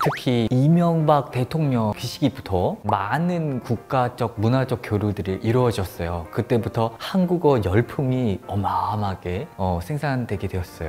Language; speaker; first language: Korean; non-native, fluent; Khmer